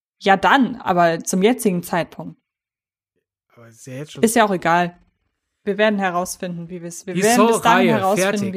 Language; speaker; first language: German; native; German